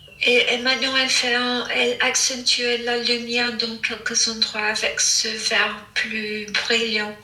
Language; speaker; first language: French; non-native, fluent; English